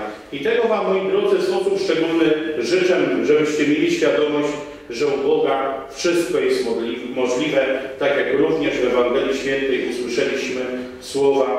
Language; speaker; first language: Polish; native; Polish